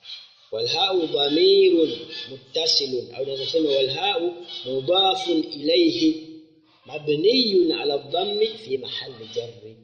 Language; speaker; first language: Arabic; non-native, fluent; Swahili